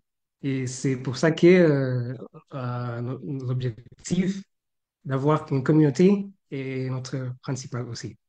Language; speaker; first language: French; non-native, fluent; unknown